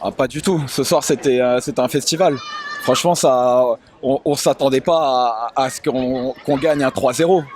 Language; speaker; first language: French; native; French